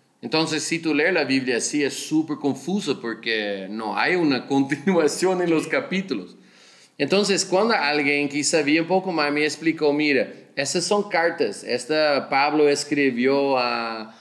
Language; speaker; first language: Spanish; non-native, learner; Dutch